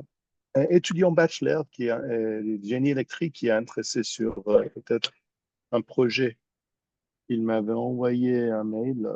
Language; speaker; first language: French; non-native, fluent; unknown